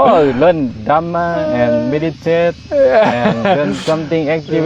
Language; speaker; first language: English; non-native, learner; Thai